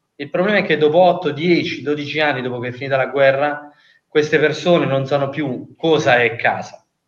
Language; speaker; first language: Italian; native; Italian